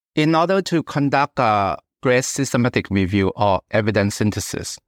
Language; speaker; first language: English; non-native, fluent; Thai